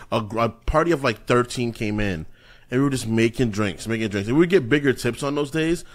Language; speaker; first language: English; native; English